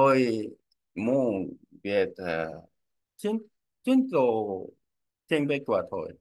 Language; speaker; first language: Vietnamese; non-native, learner; Korean